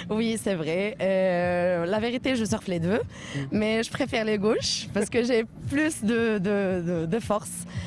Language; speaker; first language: French; non-native, local second language; Arabic